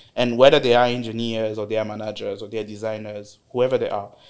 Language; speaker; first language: English; non-native, fluent; French